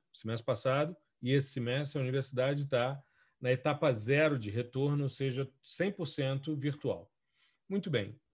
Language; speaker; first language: Portuguese; native; Portuguese